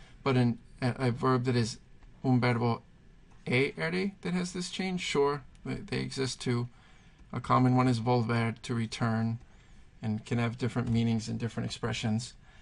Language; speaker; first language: English; native; English